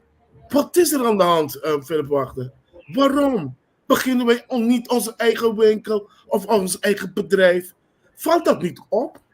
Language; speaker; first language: Dutch; non-native, local second language; Papiamento